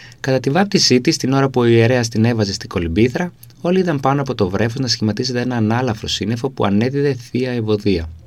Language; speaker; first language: Greek; native; Greek